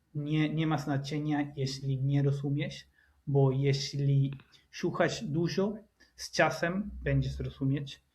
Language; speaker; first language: Polish; non-native, learner; Spanish